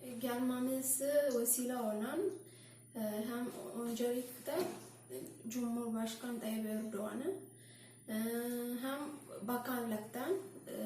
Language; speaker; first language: Turkish; non-native, fluent; Amharic